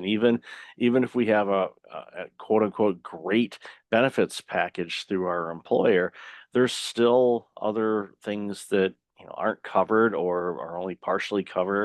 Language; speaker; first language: English; native; English